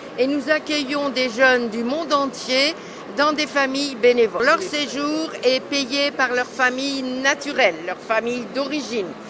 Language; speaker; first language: French; native; French